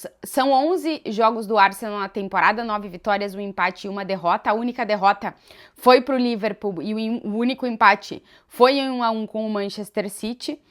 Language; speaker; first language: Portuguese; native; Portuguese